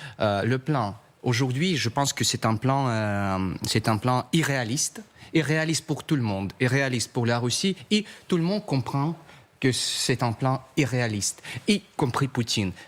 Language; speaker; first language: French; non-native, fluent; Russian